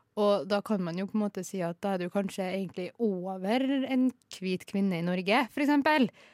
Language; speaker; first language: Norwegian; native; Norwegian